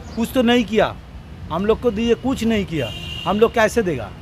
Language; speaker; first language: Hindi; non-native, local second language; Bangla